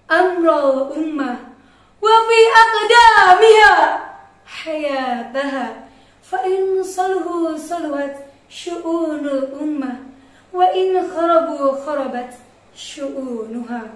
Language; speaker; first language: Arabic; non-native, learner; Indonesian